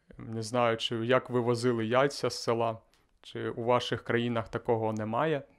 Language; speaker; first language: Ukrainian; native; Ukrainian